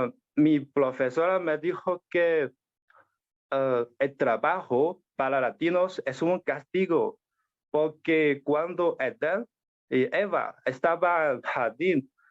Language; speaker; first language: Spanish; non-native, learner; Chinese